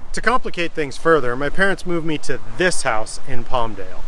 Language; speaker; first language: English; native; English